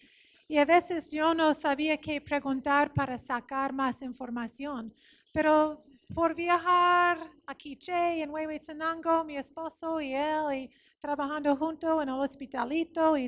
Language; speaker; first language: Spanish; non-native, fluent; English